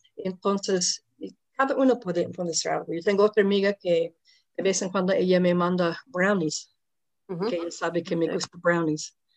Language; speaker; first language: Spanish; non-native, fluent; English